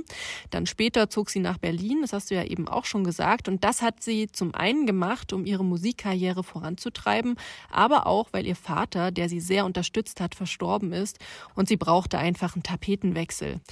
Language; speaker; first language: German; native; German